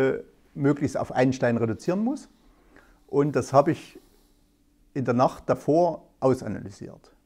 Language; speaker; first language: German; native; German